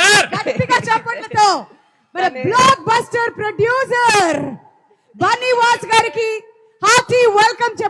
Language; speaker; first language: Telugu; native; Telugu